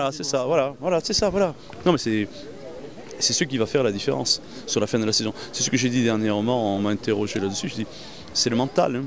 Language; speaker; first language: French; native; French